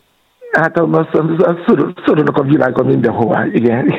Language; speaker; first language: Hungarian; non-native, fluent; Yoruba